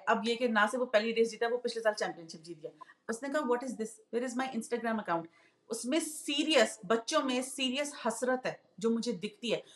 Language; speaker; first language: Urdu; native; Urdu